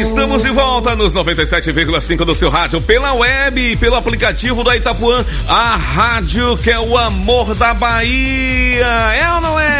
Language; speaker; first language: Portuguese; native; Portuguese